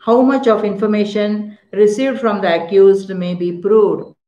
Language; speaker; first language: English; non-native, local second language; Kannada